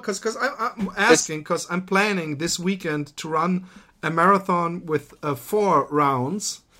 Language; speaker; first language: English; non-native, fluent; German